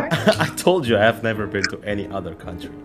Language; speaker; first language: English; non-native, fluent; Indonesian